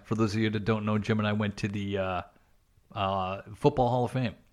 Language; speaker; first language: English; native; English